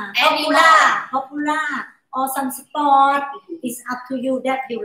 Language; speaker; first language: English; non-native, learner; Thai